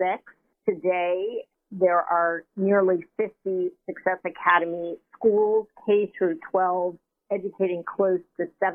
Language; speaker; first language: English; native; English